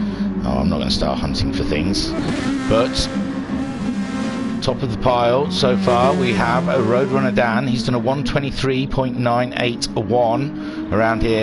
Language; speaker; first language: English; native; English